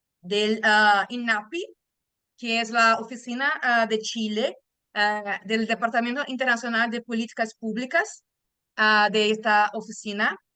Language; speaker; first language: Spanish; non-native, fluent; Portuguese